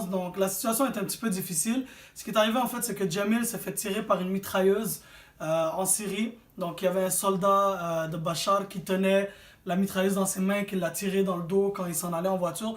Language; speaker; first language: French; native; French